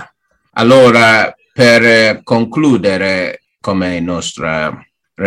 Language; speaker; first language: Italian; non-native, learner; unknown